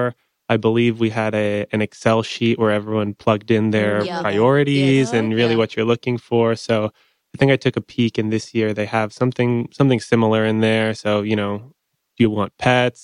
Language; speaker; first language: English; native; English